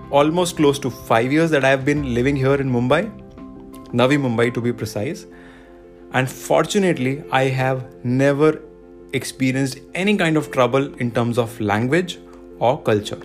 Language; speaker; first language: English; non-native, local second language; Hindi